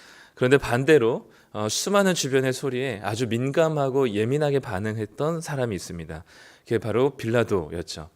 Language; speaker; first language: Korean; native; Korean